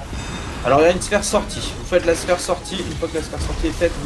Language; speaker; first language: French; native; French